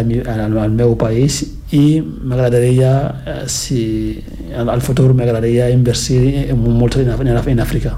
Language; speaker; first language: Catalan; non-native, fluent; Fula